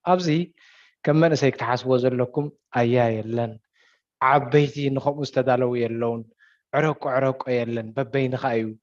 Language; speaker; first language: Tigrinya; native; Tigrinya